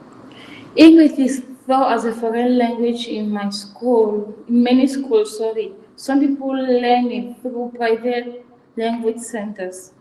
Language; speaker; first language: English; non-native, fluent; Fang